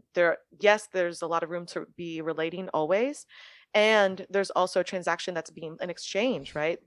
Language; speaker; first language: English; early bilingual, other home language; French